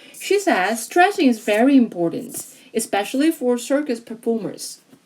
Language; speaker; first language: English; non-native, fluent; Korean